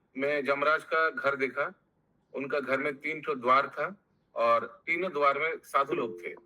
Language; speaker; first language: Hindi; non-native, local second language; Bangla